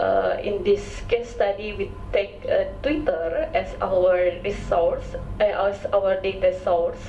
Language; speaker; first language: English; non-native, local second language; Indonesian